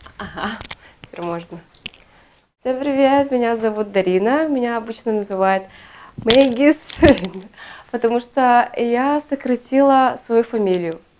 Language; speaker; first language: Russian; native; Russian